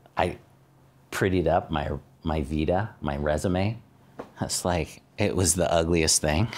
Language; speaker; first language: English; native; English